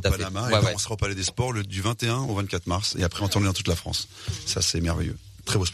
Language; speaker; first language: French; native; French